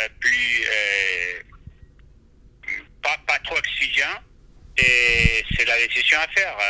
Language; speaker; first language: French; non-native, fluent; Spanish